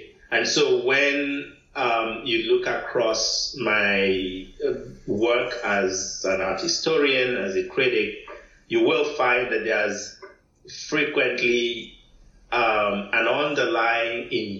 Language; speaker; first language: English; non-native, local second language; Igbo